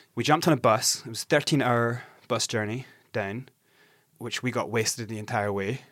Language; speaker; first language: English; native; English